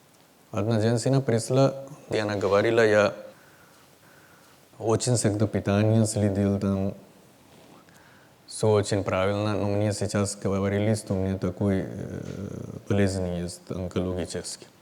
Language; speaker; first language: Russian; non-native, learner; Hindi